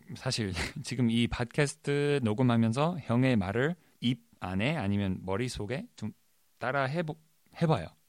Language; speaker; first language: Korean; non-native, fluent; English